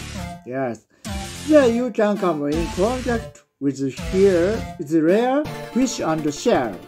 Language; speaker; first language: English; non-native, learner; Japanese